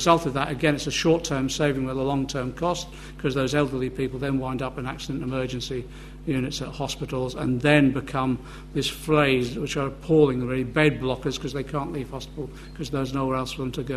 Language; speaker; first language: English; native; English